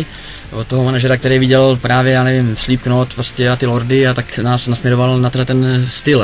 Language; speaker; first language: Czech; native; Czech